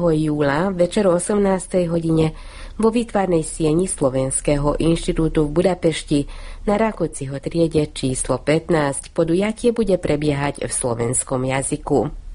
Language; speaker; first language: Slovak; non-native, local second language; Hungarian